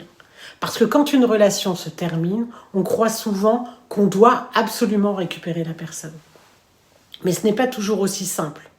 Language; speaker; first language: French; native; French